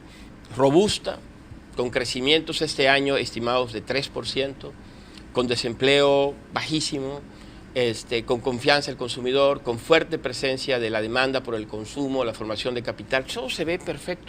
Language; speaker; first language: Spanish; native; Spanish